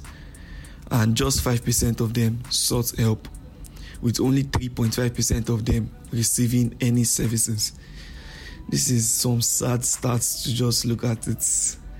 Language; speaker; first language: English; non-native, local second language; Yoruba